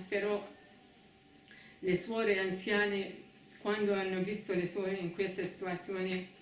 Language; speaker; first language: Italian; non-native, fluent; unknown